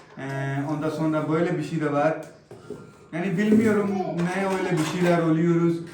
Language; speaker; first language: Turkish; native; Turkish